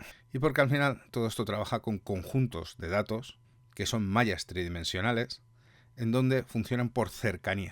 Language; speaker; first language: Spanish; native; Spanish